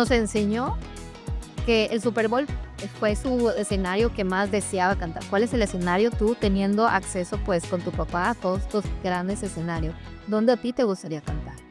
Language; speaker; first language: Spanish; native; Spanish